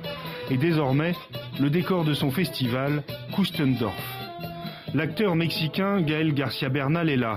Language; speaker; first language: French; native; French